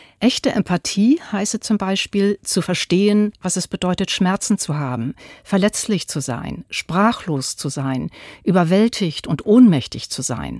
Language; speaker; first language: German; native; German